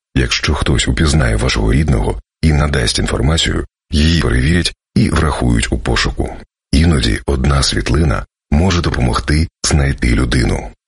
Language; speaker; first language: Ukrainian; native; Ukrainian